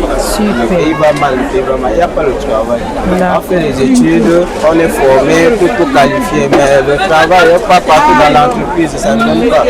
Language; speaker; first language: French; non-native, local second language; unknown